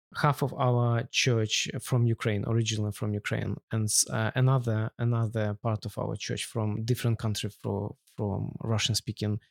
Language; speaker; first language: English; non-native, learner; Ukrainian